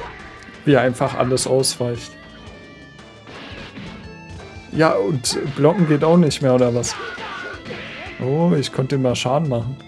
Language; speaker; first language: German; native; German